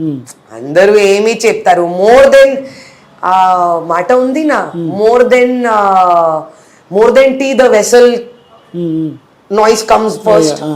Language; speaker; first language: Telugu; non-native, learner; Hindi